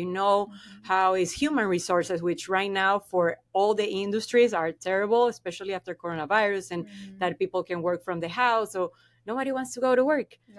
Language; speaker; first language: English; non-native, fluent; Spanish